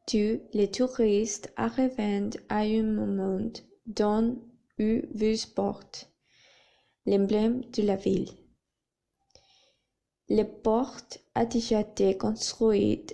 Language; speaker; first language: French; non-native, learner; Spanish